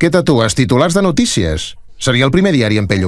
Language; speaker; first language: Catalan; native; Catalan